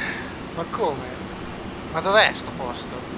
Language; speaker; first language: Italian; native; Italian